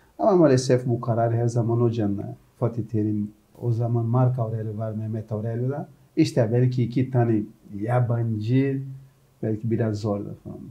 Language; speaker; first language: Turkish; non-native, learner; Portuguese